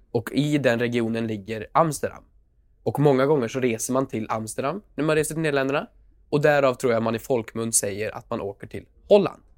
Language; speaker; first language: Swedish; native; Swedish